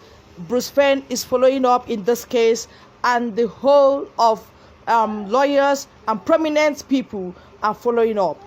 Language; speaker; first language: English; non-native, local second language; Igbo